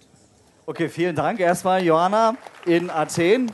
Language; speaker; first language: German; native; German